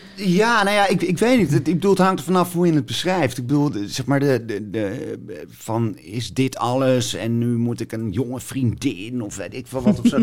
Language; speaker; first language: Dutch; native; Dutch